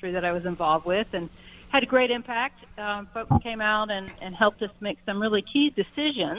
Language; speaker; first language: English; native; English